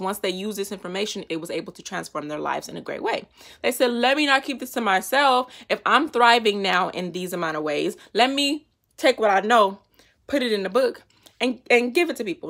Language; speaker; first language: English; native; English